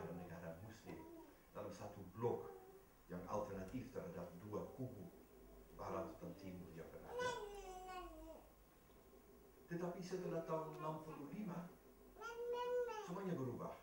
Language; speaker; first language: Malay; non-native, fluent; Dutch